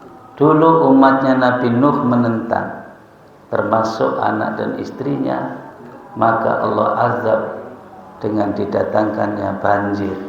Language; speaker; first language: Indonesian; native; Indonesian